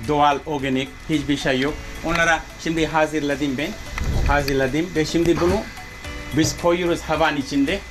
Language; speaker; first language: Turkish; non-native, learner; English